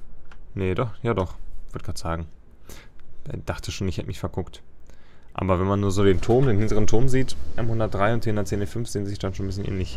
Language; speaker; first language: German; native; German